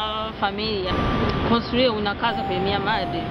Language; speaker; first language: Italian; non-native, learner; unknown